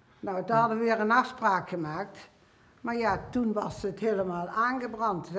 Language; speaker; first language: Dutch; native; Dutch